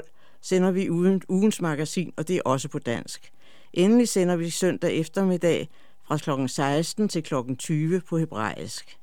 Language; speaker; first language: Danish; native; Danish